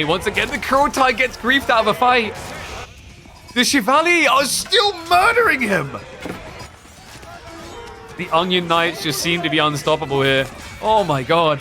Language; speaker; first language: English; native; English